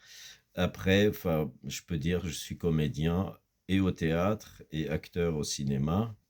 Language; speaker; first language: French; non-native, fluent; Kurdish